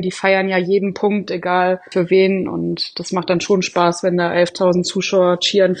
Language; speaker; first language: German; native; German